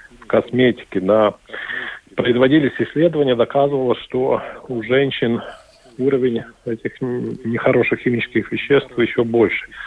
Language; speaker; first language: Russian; non-native, local second language; Latvian